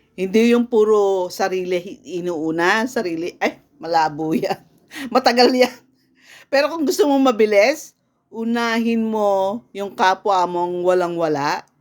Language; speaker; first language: Filipino; native; Filipino